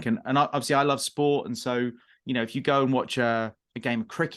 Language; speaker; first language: English; native; English